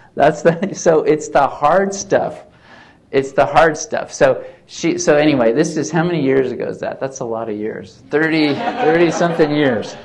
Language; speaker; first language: English; native; English